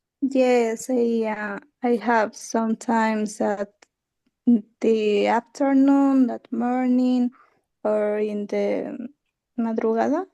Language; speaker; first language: English; non-native, learner; Spanish